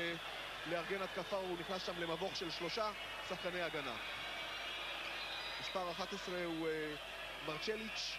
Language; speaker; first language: Hebrew; native; Hebrew